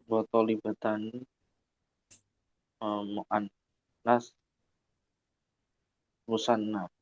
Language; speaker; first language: Arabic; non-native, learner; Indonesian